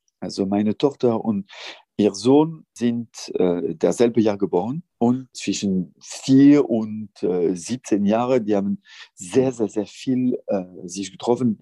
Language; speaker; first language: German; non-native, fluent; French